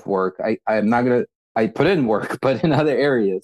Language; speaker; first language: English; early bilingual, other home language; Russian